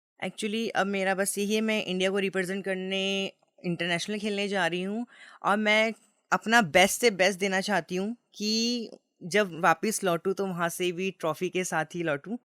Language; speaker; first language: Hindi; native; Hindi